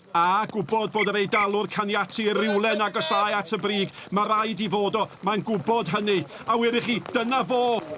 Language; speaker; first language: Welsh; native; Welsh